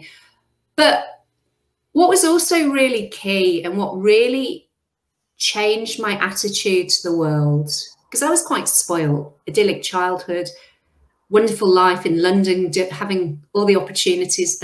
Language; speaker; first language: English; native; English